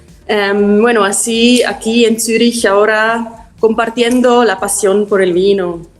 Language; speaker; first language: Spanish; non-native, fluent; German